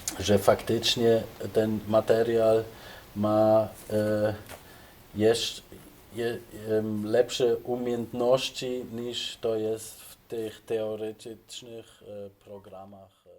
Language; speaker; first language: Polish; non-native, fluent; German